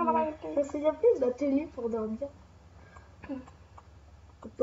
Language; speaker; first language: French; native; French